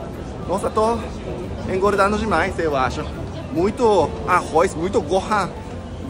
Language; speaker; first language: Portuguese; non-native, fluent; Japanese